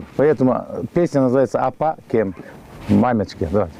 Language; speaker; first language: Russian; non-native, local second language; Kyrgyz